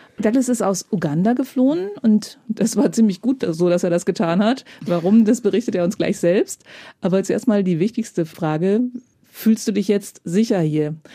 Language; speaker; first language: German; native; German